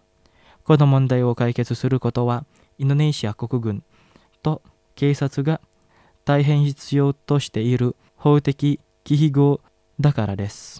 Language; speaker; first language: Japanese; non-native, fluent; Indonesian